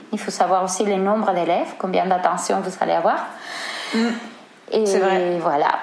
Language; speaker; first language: French; non-native, fluent; Spanish